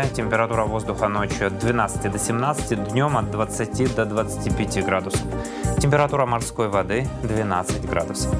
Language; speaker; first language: Russian; native; Russian